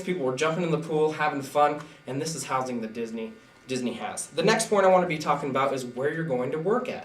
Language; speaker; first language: English; native; English